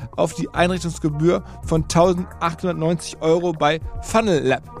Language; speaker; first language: German; native; German